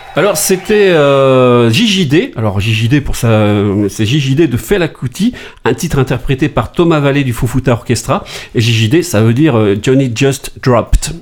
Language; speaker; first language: French; native; French